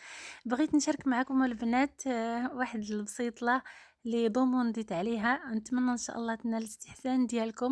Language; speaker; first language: Arabic; native; Arabic